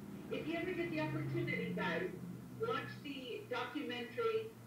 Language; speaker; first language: English; native; English